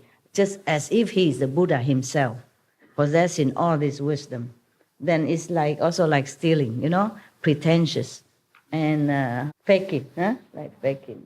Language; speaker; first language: English; non-native, fluent; Vietnamese